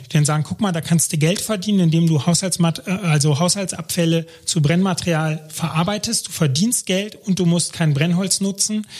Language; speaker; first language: German; native; German